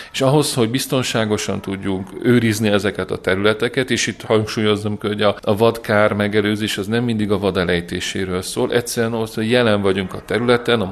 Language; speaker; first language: Hungarian; native; Hungarian